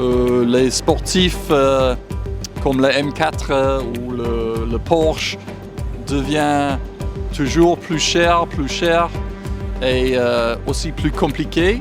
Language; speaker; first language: French; non-native, fluent; English